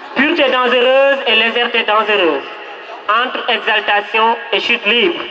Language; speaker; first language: French; non-native, local second language; Wolof